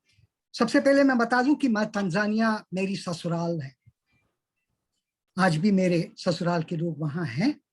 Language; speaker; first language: Hindi; native; Hindi